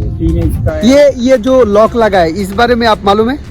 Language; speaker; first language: Hindi; non-native, learner; Bangla